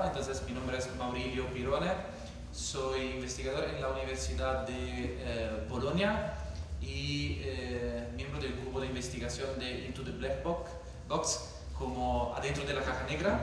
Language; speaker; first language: Spanish; non-native, fluent; Italian